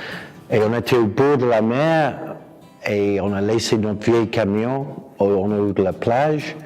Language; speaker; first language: French; non-native, fluent; English